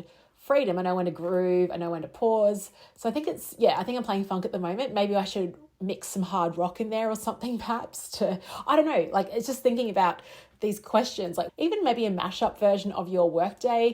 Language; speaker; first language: English; native; English